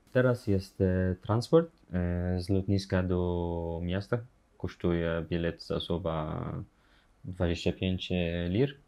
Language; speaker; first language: Polish; non-native, learner; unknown